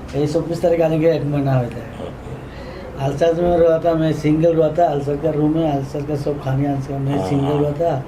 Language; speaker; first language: Hindi; non-native, local second language; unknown